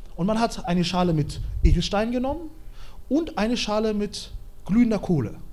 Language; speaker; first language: German; early bilingual, other home language; Russian